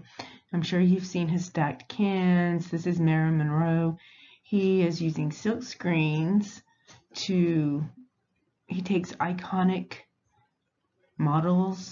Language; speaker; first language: English; native; English